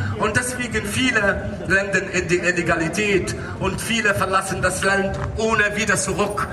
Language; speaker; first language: German; non-native, local second language; Arabic